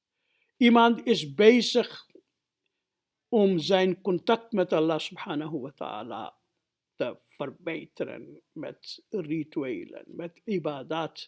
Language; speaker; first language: Dutch; non-native, fluent; Urdu